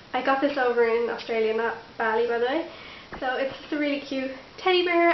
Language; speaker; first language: English; native; English